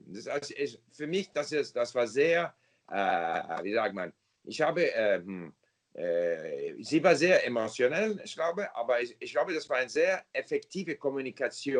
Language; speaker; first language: German; non-native, fluent; English